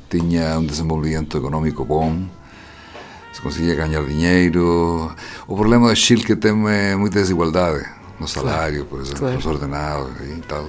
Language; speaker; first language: Portuguese; non-native, fluent; Spanish